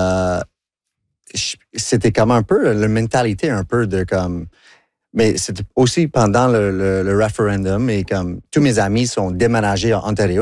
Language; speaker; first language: French; non-native, local second language; English